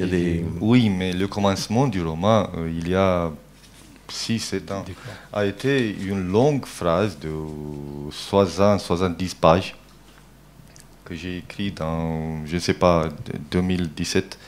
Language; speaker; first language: French; non-native, fluent; Romanian